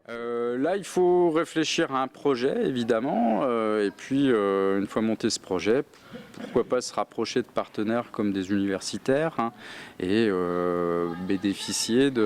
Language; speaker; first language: French; native; French